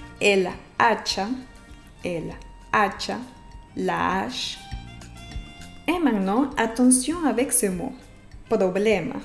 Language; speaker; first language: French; non-native, fluent; Spanish